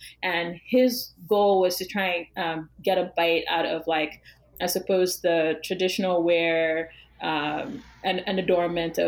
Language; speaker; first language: English; non-native, local second language; Yoruba